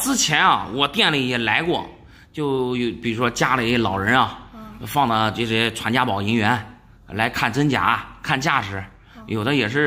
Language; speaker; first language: Chinese; native; Chinese